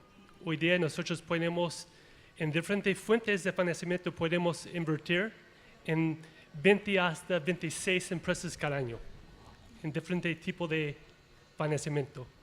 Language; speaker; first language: Spanish; non-native, fluent; English